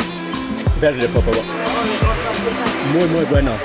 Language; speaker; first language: Spanish; non-native, learner; English